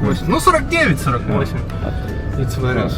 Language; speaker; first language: English; non-native, learner; Russian